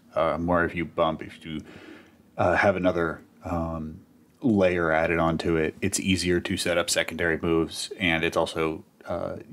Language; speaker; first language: English; native; English